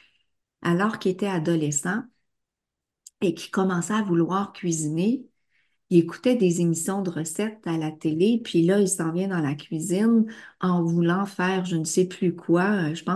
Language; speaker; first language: French; native; French